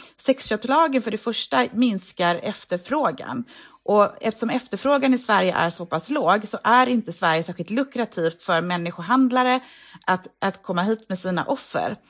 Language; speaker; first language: Swedish; native; Swedish